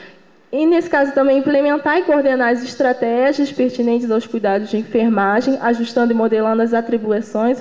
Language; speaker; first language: Portuguese; native; Portuguese